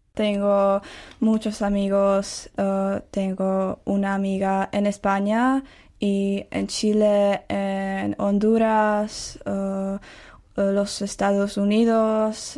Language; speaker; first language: Spanish; non-native, learner; Czech